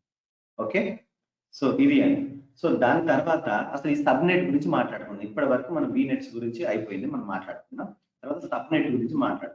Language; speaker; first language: Telugu; native; Telugu